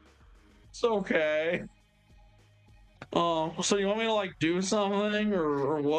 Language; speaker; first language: English; native; English